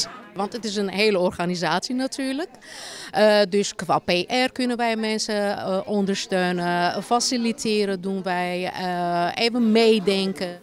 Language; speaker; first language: Dutch; native; Dutch